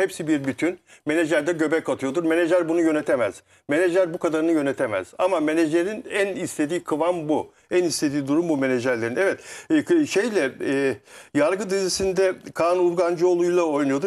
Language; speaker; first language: Turkish; native; Turkish